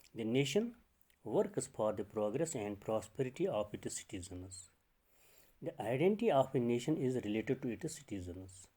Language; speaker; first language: English; non-native, local second language; Urdu